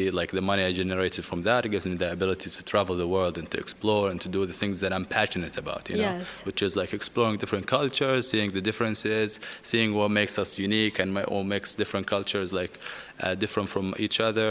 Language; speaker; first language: English; non-native, fluent; Arabic